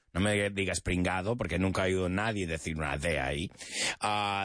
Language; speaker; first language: Spanish; non-native, fluent; English